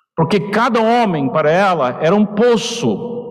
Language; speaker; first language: Portuguese; non-native, fluent; English